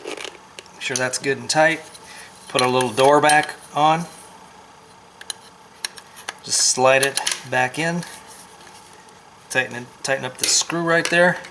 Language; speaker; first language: English; native; English